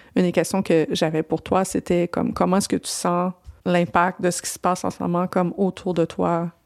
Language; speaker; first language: French; native; French